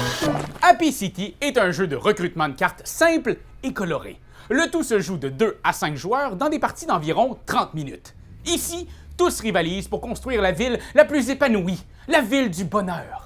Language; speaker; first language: French; native; French